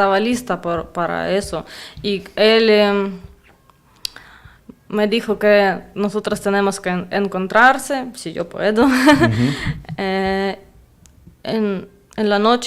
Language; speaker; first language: Spanish; non-native, learner; Russian